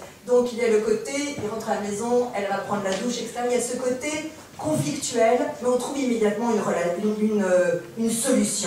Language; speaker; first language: French; native; French